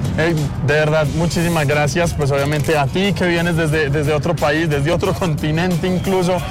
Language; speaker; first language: Spanish; native; Spanish